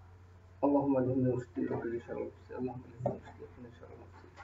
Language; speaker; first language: Arabic; non-native, fluent; Urdu